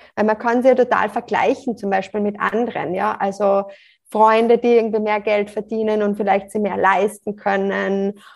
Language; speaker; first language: German; native; German